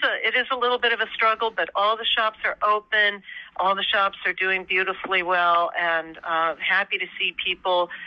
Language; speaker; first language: English; native; English